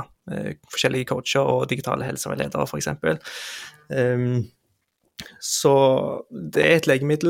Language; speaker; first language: Norwegian; native; Norwegian